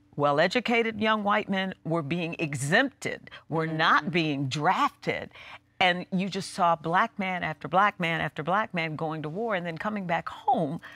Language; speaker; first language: English; native; English